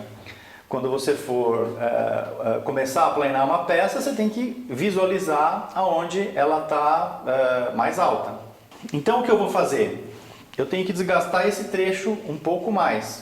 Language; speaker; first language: Portuguese; native; Portuguese